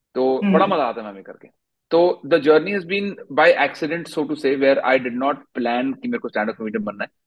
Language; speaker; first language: Hindi; native; Hindi